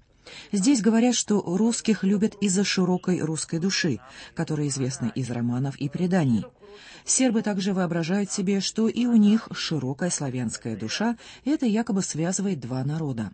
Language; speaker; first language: Russian; early bilingual, heritage; Russian